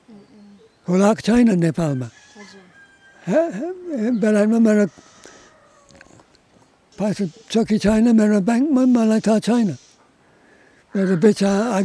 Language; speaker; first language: Nepali; non-native, learner; English